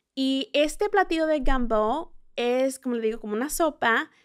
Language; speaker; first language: Spanish; early bilingual, heritage; Spanish